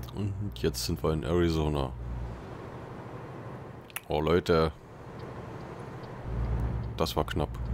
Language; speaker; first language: German; native; German